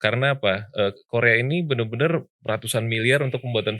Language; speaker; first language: Indonesian; native; Indonesian